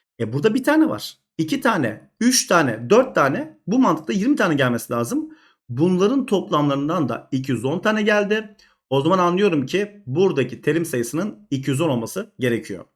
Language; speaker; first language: Turkish; native; Turkish